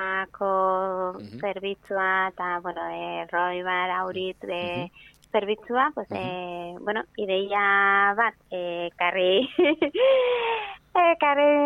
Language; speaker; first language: Basque; non-native, learner; Spanish